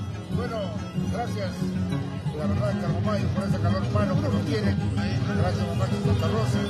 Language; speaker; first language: Spanish; native; Spanish